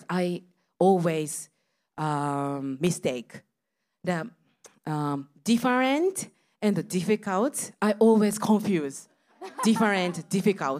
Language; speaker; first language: English; non-native, learner; Japanese